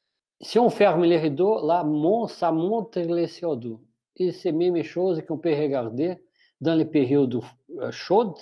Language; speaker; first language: French; non-native, fluent; Portuguese